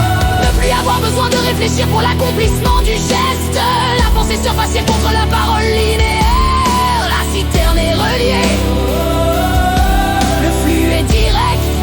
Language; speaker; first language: French; native; French